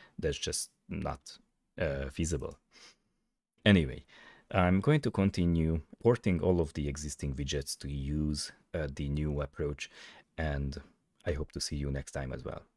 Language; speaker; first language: English; non-native, fluent; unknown